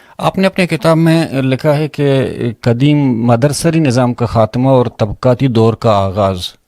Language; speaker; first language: Urdu; non-native, local second language; Baluchi